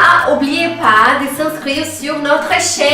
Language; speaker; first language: French; non-native, fluent; Portuguese